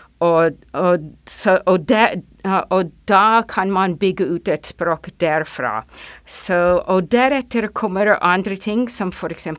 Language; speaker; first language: Norwegian; non-native, fluent; English